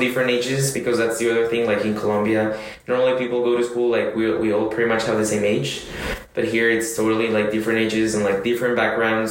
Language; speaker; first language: English; non-native, fluent; Spanish